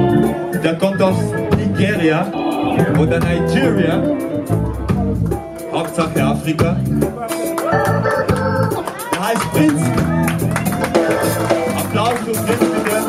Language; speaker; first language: German; non-native, learner; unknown